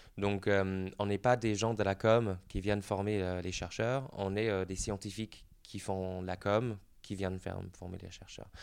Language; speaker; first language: French; non-native, fluent; English